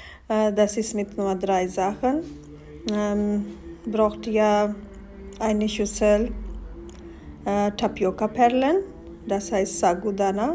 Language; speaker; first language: German; non-native, learner; Hindi